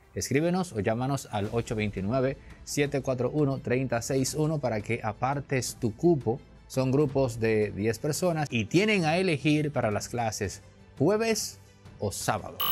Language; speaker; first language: Spanish; native; Spanish